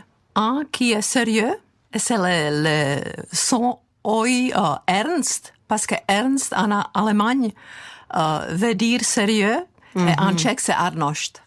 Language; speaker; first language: French; non-native, fluent; Czech